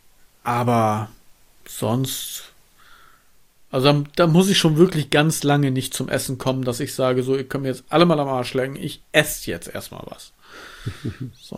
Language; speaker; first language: German; native; German